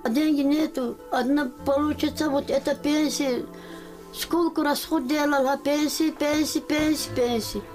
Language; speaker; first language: Russian; non-native, local second language; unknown